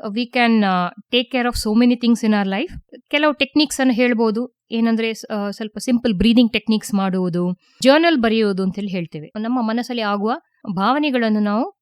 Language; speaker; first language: Kannada; native; Kannada